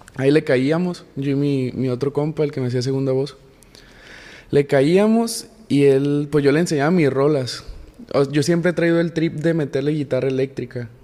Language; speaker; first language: Spanish; native; Spanish